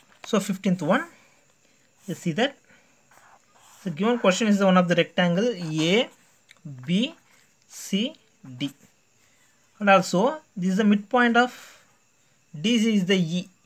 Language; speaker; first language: English; non-native, local second language; Tamil